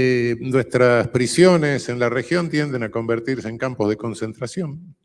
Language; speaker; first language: Spanish; native; Spanish